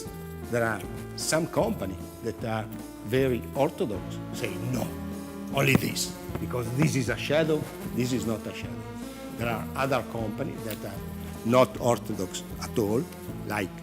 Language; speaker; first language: English; non-native, learner; Italian